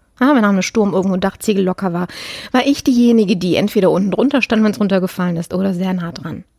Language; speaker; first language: German; early bilingual, other home language; Polish